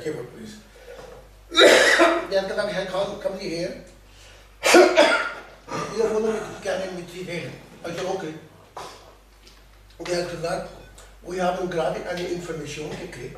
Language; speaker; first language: German; non-native, learner; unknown